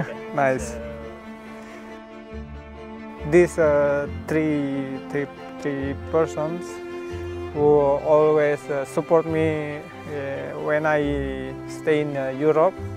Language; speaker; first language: English; non-native, learner; Indonesian